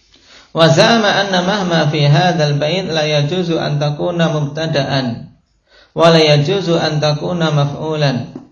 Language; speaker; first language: Arabic; non-native, fluent; Indonesian